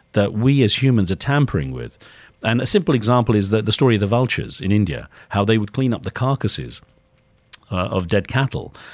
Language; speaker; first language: English; native; English